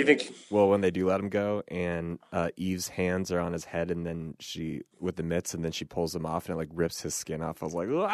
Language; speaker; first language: English; native; English